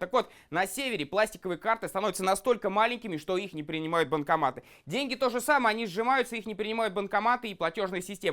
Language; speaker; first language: Russian; native; Russian